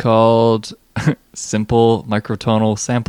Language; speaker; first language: English; native; English